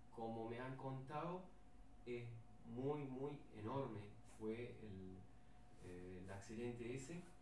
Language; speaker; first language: Spanish; non-native, learner; Arabic